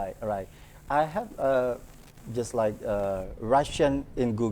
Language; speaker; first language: English; non-native, learner; Indonesian